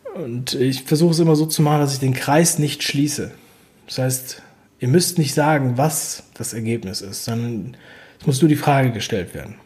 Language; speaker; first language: German; native; German